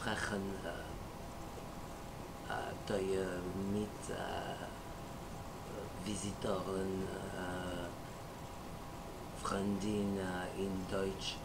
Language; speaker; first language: German; non-native, learner; French